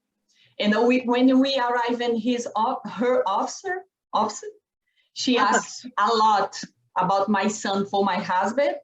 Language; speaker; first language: English; non-native, learner; Portuguese